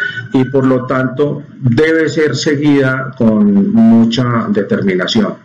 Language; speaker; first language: Spanish; native; Spanish